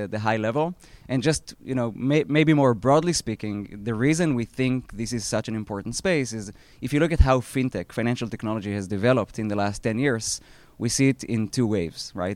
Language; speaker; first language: English; non-native, fluent; Hebrew